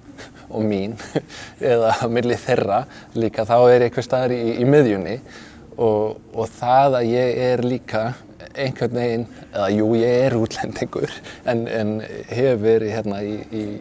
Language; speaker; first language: Icelandic; non-native, fluent; Danish